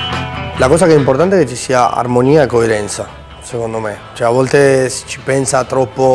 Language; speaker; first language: Italian; non-native, fluent; Spanish